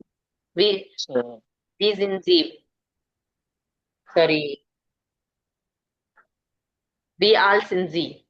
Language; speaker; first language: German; non-native, learner; Tamil